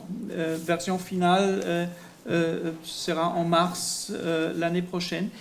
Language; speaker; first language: French; non-native, fluent; German